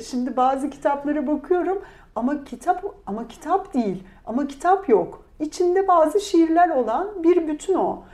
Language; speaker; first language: Turkish; native; Turkish